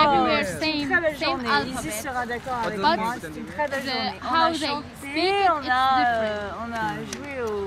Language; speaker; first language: English; non-native, learner; Arabic